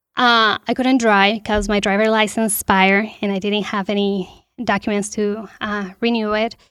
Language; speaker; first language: English; non-native, fluent; Spanish